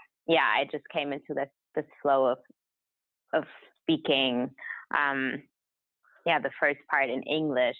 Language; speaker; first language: English; non-native, fluent; German